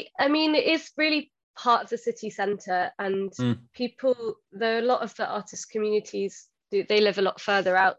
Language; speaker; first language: English; native; English